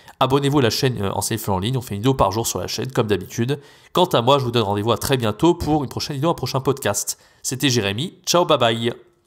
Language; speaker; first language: French; native; French